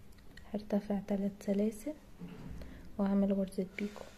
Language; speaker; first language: Arabic; native; Arabic